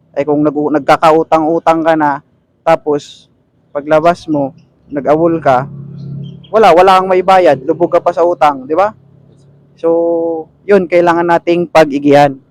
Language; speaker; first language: Filipino; non-native, local second language; Cebuano